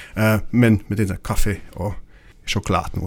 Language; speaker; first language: Swedish; non-native, learner; German